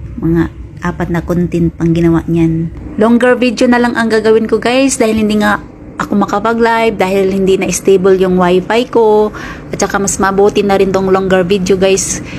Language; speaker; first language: Filipino; non-native, local second language; Cebuano